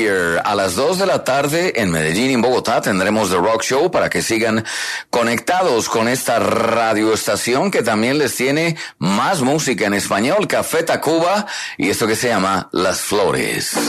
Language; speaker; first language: Spanish; native; Spanish